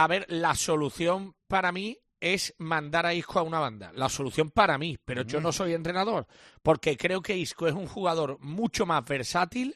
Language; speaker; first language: Spanish; native; Spanish